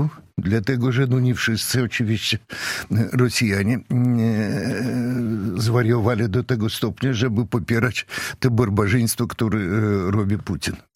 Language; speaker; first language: Polish; non-native, fluent; Russian